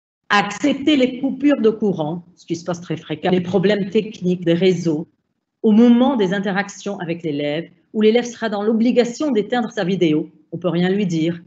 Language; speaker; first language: French; non-native, local second language; Arabic